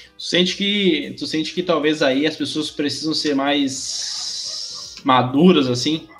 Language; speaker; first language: Portuguese; native; Portuguese